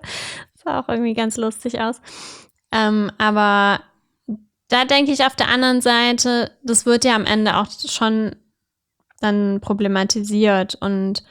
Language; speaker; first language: German; native; German